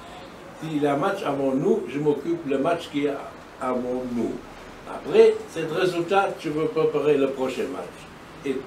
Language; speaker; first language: French; non-native, learner; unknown